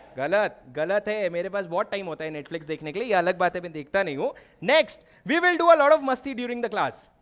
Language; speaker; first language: Hindi; non-native, local second language; Odia